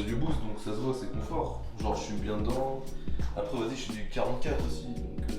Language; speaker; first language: French; native; French